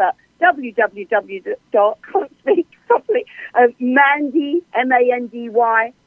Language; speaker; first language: English; native; English